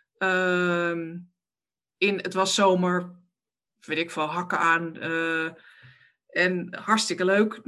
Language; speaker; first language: Dutch; native; Dutch